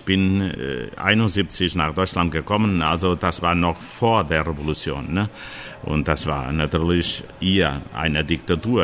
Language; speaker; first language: German; non-native, fluent; Portuguese